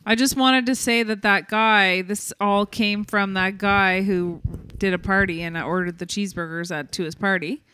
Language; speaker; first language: English; native; English